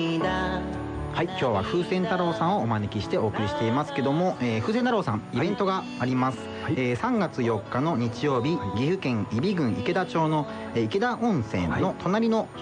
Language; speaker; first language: Japanese; native; Japanese